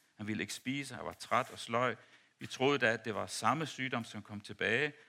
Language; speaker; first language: Danish; native; Danish